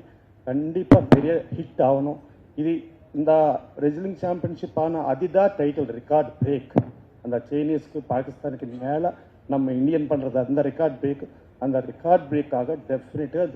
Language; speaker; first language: Tamil; non-native, learner; Telugu